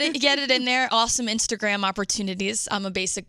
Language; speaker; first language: English; native; English